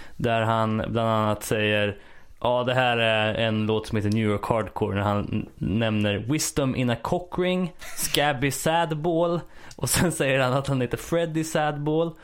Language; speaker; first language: Swedish; native; Swedish